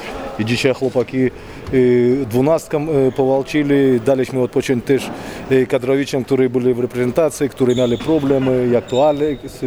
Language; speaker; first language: Polish; non-native, fluent; Russian